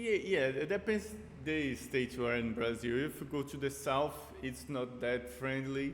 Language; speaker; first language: English; non-native, fluent; Portuguese